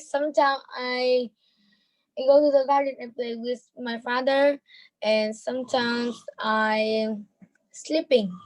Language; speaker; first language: English; non-native, learner; Vietnamese